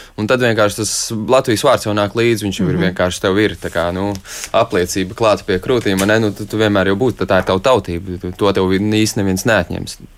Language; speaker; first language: Latvian; native; Latvian